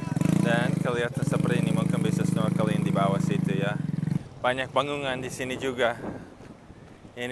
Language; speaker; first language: Indonesian; non-native, fluent; English